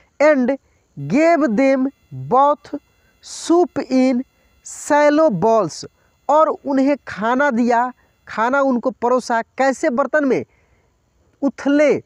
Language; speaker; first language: Hindi; native; Hindi